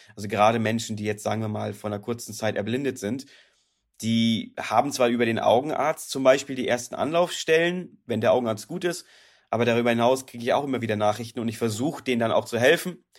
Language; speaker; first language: German; native; German